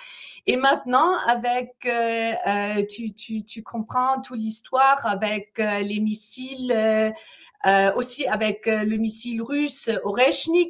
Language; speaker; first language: French; non-native, fluent; German